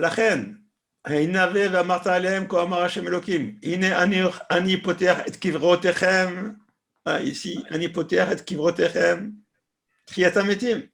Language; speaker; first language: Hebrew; non-native, fluent; French